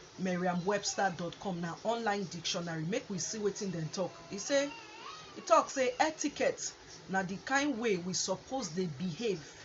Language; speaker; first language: Nigerian Pidgin; native; Nigerian Pidgin